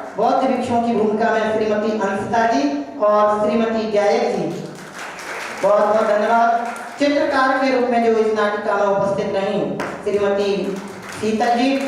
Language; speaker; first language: Hindi; native; Hindi